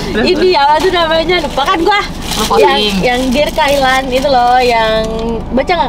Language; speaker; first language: Indonesian; native; Indonesian